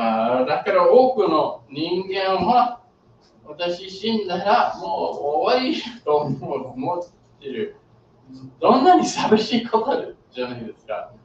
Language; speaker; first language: Japanese; non-native, fluent; English